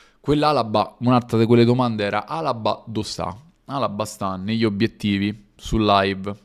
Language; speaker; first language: Italian; native; Italian